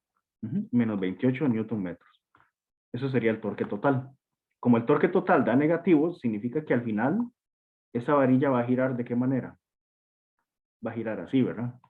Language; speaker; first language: Spanish; native; Spanish